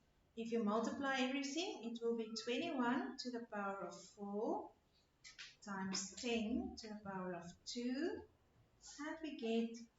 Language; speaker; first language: English; non-native, local second language; Afrikaans